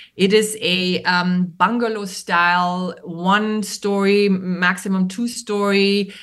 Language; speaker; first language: English; non-native, fluent; German